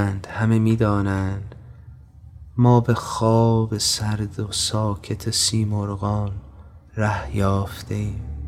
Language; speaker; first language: Persian; native; Persian